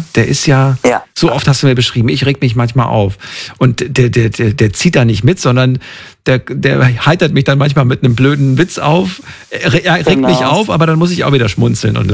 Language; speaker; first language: German; native; German